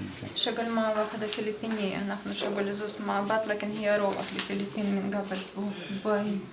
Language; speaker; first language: Arabic; non-native, learner; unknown